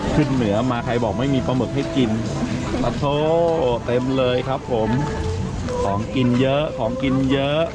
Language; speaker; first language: Thai; native; Thai